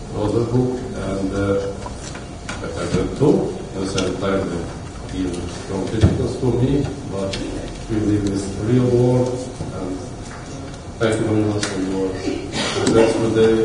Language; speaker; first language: English; non-native, fluent; Albanian